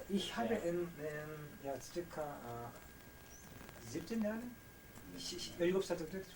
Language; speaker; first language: German; non-native, learner; Korean